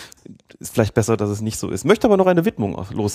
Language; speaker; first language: German; native; German